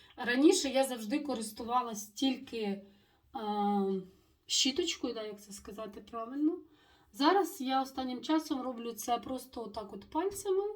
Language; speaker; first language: Ukrainian; non-native, local second language; Russian